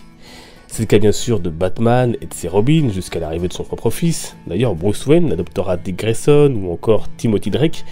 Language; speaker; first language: French; native; French